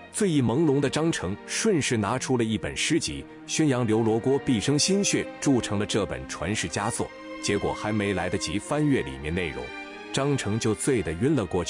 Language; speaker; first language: Chinese; native; Chinese